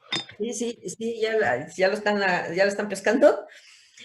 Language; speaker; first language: Spanish; native; Spanish